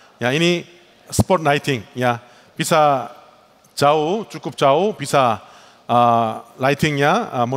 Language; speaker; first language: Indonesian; non-native, learner; Korean